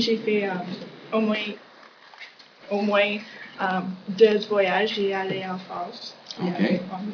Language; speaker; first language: French; non-native, learner; English